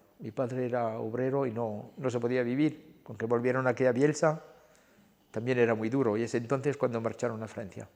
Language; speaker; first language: Spanish; early bilingual, heritage; Spanish